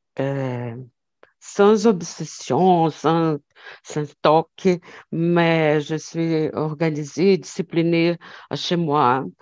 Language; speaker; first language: French; non-native, learner; Portuguese